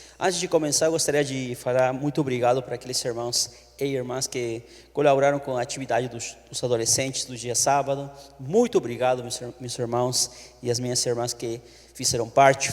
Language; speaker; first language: Portuguese; non-native, fluent; Spanish